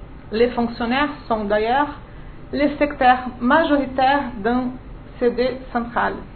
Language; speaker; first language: French; non-native, fluent; Portuguese